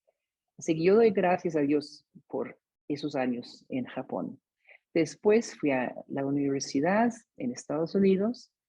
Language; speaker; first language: Spanish; non-native, fluent; English